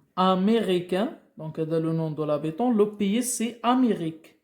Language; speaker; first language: French; non-native, local second language; Arabic